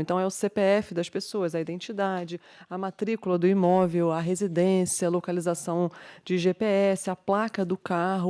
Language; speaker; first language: Portuguese; native; Portuguese